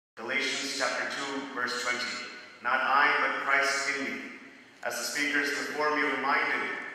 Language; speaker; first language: English; native; English